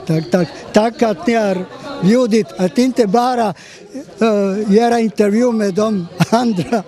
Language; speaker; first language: Swedish; non-native, fluent; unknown